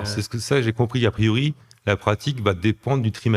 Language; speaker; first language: French; native; French